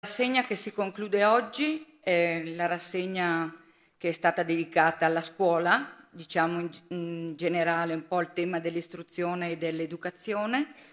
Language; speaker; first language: Italian; native; Italian